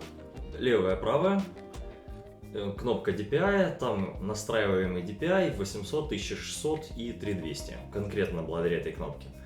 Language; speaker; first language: Russian; non-native, local second language; Ukrainian